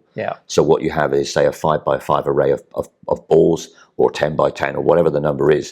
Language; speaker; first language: English; native; English